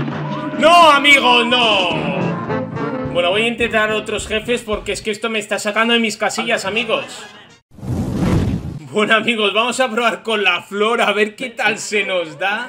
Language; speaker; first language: Spanish; native; Spanish